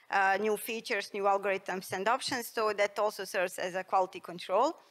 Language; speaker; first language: English; non-native, fluent; Bosnian